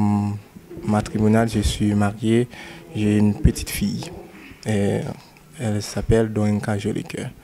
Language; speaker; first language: French; non-native, local second language; Haitian Creole